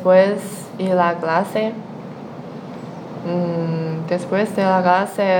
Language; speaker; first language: Spanish; non-native, learner; Chinese